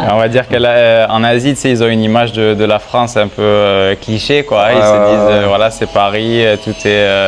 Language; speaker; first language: French; native; French